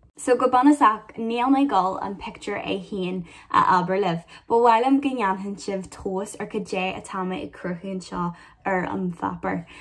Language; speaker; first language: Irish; non-native, local second language; English